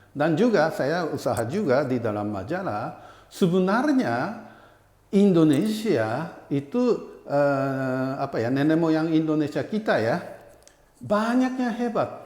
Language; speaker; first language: Indonesian; non-native, fluent; Japanese